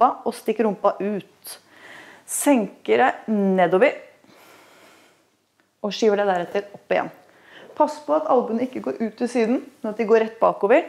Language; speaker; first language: Norwegian; native; Norwegian